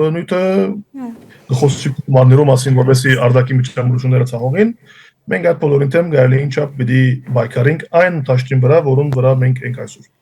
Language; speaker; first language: Armenian; early bilingual, heritage; Armenian